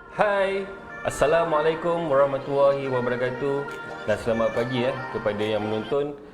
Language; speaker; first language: Malay; native; Malay